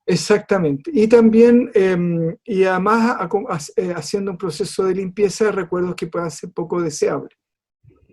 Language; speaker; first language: Spanish; native; Spanish